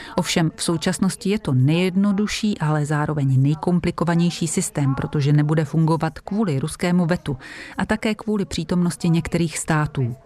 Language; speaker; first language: Czech; non-native, fluent; Hungarian